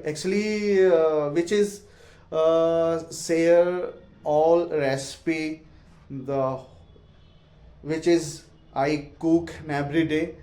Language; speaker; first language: English; non-native, learner; Hindi